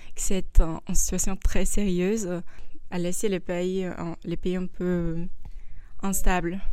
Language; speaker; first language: French; non-native, fluent; Portuguese